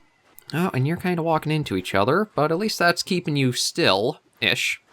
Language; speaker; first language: English; native; English